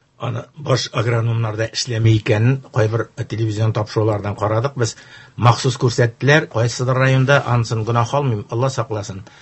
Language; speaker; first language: Tatar; native; Tatar